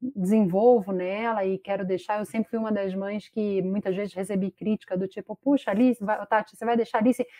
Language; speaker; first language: Portuguese; native; Portuguese